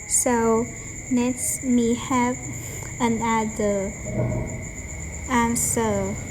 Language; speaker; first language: English; non-native, learner; Vietnamese